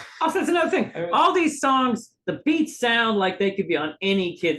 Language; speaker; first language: English; native; English